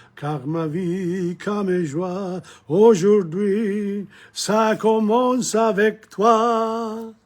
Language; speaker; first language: French; non-native, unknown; English